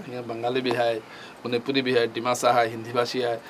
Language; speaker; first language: Hindi; non-native, local second language; Bangla